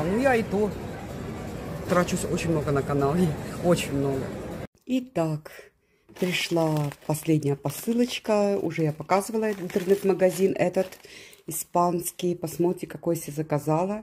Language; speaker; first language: Russian; native; Russian